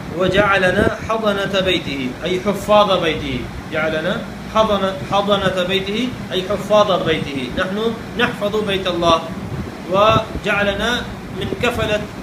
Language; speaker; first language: Arabic; non-native, fluent; Urdu